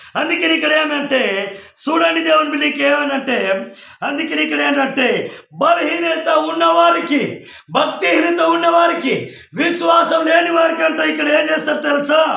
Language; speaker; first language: Telugu; non-native, local second language; Koya